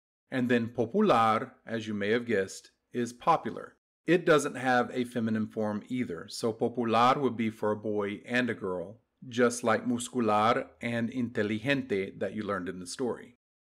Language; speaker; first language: English; native; English